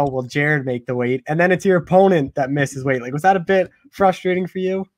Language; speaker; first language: English; native; English